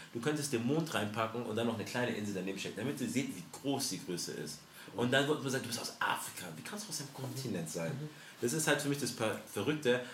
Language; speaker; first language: German; early bilingual, other home language; French